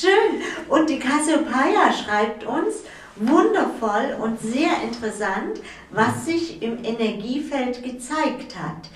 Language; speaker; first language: German; native; German